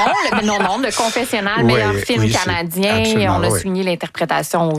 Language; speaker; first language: French; native; French